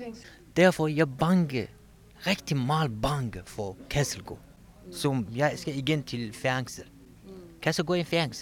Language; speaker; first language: Danish; non-native, learner; Kurdish